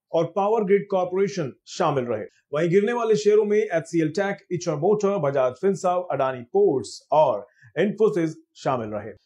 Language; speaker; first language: Hindi; native; Hindi